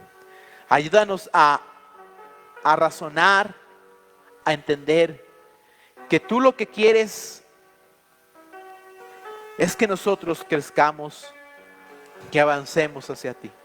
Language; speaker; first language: Spanish; native; Spanish